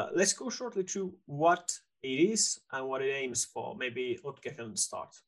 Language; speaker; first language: English; non-native, fluent; Finnish